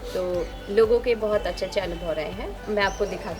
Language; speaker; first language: Hindi; native; Hindi